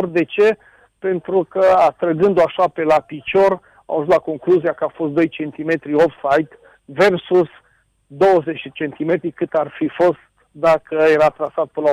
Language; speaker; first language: Romanian; native; Romanian